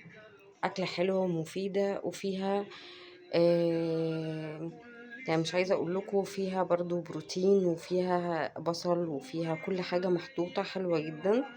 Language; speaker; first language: Arabic; native; Arabic